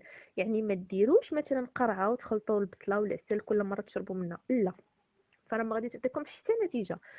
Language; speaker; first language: Arabic; native; Arabic